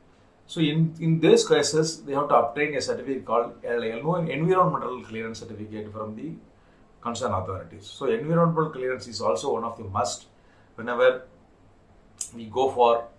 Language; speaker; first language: English; non-native, local second language; Tamil